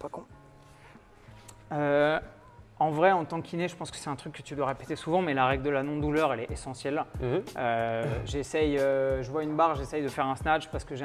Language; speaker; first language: French; native; French